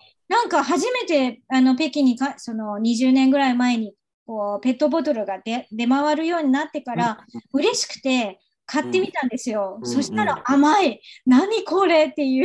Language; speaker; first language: Japanese; non-native, fluent; Chinese